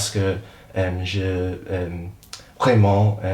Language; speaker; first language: French; non-native, learner; English